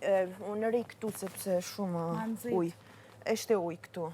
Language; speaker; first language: Albanian; early bilingual, heritage; Albanian